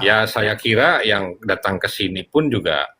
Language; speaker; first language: Indonesian; native; Indonesian